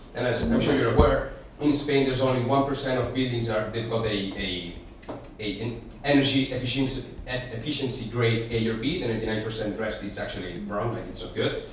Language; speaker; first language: English; non-native, fluent; Spanish